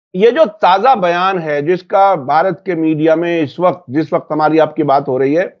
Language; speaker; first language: Hindi; native; Hindi